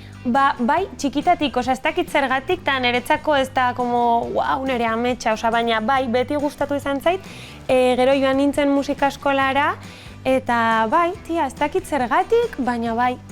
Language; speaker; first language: Basque; non-native, local second language; Spanish